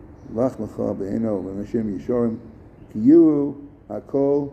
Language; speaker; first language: Hebrew; non-native, fluent; English